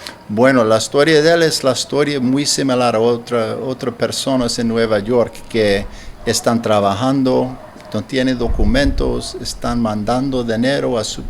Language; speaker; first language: Spanish; non-native, learner; English